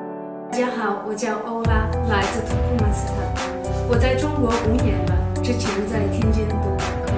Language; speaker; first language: Chinese; non-native, fluent; Turkmen